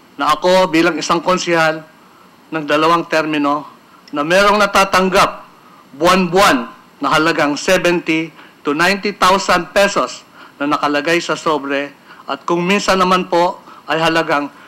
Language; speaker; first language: Filipino; native; Filipino